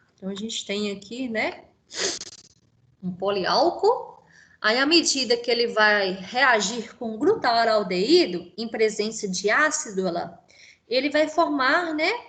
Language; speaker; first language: Portuguese; native; Portuguese